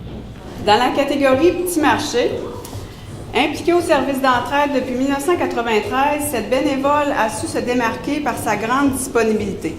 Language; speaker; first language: French; native; French